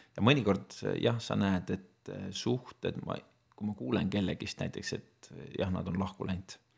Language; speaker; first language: Estonian; native; Estonian